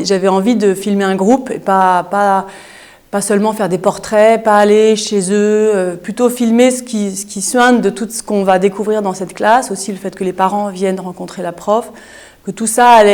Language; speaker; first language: French; native; French